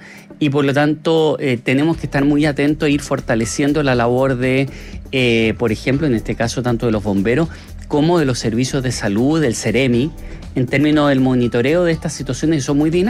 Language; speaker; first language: Spanish; native; Spanish